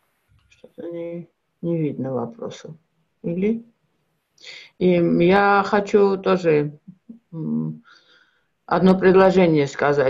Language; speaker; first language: Russian; non-native, local second language; Georgian